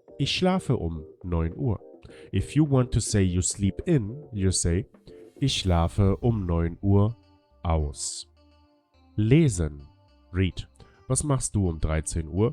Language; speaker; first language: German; non-native, fluent; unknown